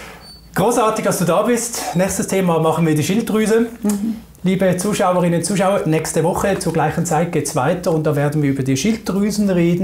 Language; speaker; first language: German; native; German